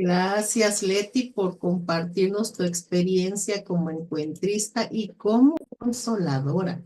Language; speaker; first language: Spanish; native; Spanish